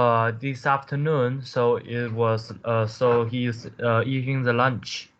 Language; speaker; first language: English; non-native, learner; Chinese